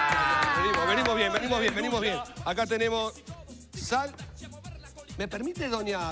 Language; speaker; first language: Spanish; native; Spanish